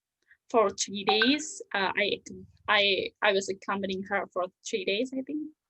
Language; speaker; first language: English; non-native, learner; Indonesian